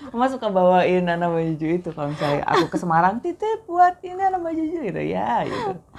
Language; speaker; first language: Indonesian; native; Indonesian